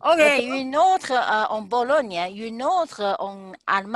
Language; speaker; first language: French; non-native, learner; Chinese